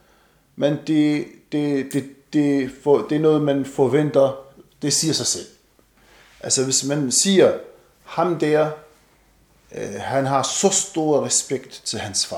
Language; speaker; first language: Danish; non-native, fluent; Arabic